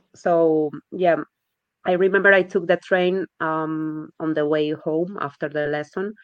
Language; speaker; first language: English; non-native, fluent; Spanish